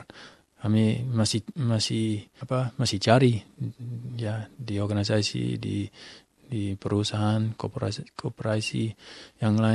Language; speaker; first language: Indonesian; non-native, fluent; English